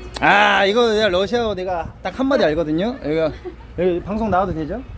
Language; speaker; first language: Korean; native; Korean